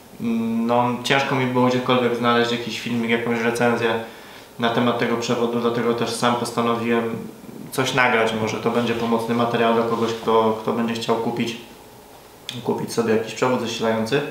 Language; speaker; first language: Polish; native; Polish